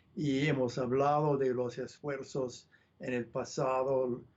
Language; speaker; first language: Spanish; non-native, fluent; English